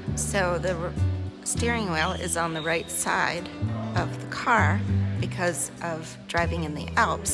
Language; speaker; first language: English; native; English